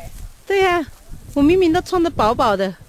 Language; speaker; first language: Chinese; native; Chinese